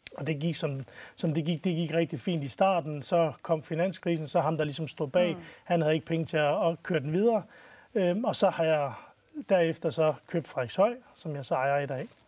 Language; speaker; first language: Danish; early bilingual, other home language; Arabic